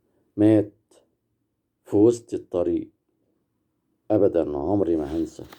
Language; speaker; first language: Arabic; native; Arabic